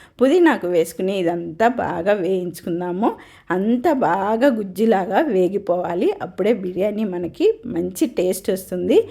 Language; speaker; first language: Telugu; non-native, local second language; Tamil